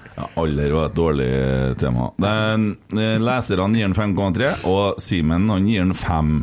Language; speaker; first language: Norwegian; native; Norwegian